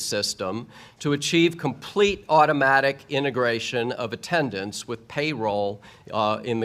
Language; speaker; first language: English; native; English